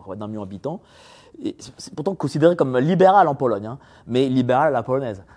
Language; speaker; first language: French; early bilingual, other home language; Polish